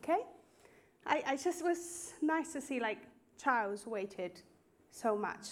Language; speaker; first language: English; non-native, fluent; Portuguese